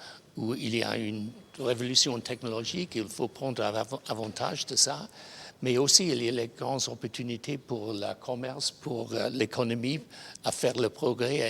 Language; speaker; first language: French; non-native, fluent; English